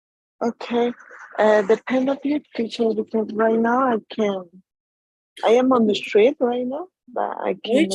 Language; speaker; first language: English; non-native, learner; Spanish